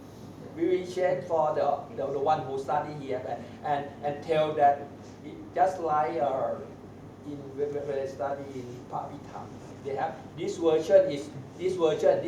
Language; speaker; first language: English; non-native, learner; Thai